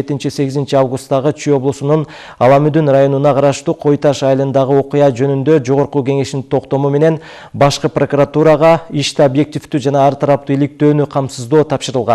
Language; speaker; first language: Kyrgyz; native; Kyrgyz